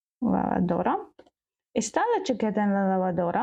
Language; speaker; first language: Spanish; non-native, learner; Ukrainian